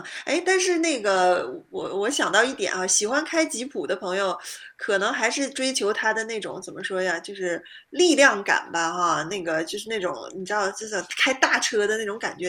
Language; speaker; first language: Chinese; native; Chinese